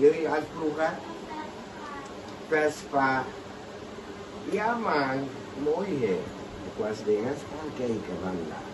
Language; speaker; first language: Dutch; non-native, local second language; Caribbean Hindustani